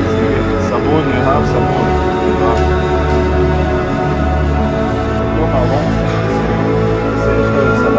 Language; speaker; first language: Filipino; non-native, learner; Arabic